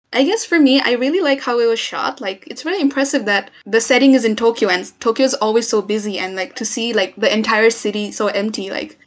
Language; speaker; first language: English; non-native, local second language; Nepali